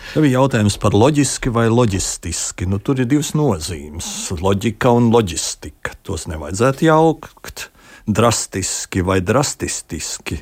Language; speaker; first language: Latvian; native; Latvian